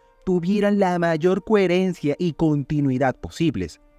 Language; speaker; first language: Spanish; native; Spanish